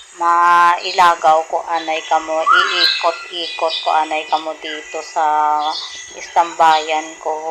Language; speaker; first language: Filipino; non-native, local second language; Hiligaynon